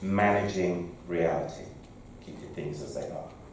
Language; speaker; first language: English; native; English